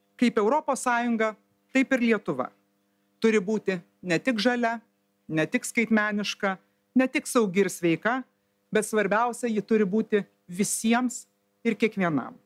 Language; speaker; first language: Lithuanian; native; Lithuanian